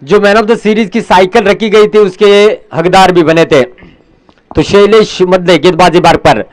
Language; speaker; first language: Hindi; non-native, local second language; Marathi